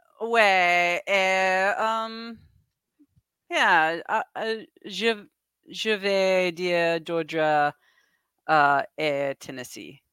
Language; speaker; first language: French; non-native, learner; English